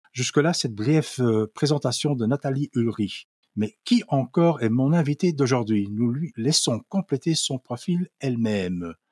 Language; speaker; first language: French; non-native, local second language; Dutch